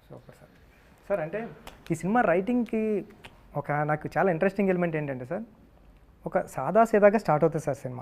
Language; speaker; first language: Telugu; native; Telugu